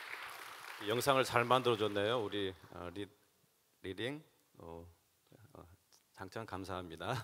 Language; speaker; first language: Korean; native; Korean